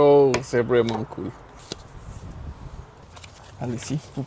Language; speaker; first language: French; non-native, fluent; Spanish